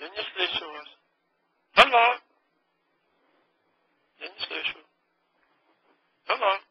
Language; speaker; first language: Russian; non-native, learner; Latvian